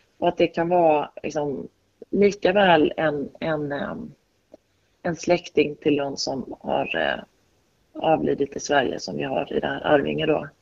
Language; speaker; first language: Swedish; native; Swedish